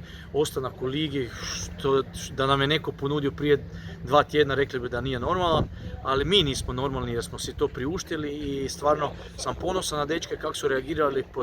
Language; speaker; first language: Croatian; native; Croatian